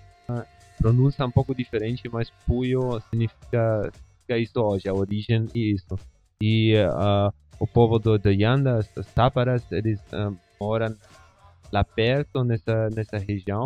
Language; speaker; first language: Portuguese; non-native, fluent; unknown